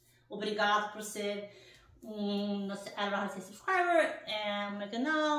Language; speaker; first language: Portuguese; non-native, learner; English